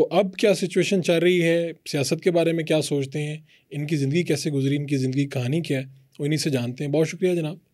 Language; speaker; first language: Urdu; non-native, local second language; Punjabi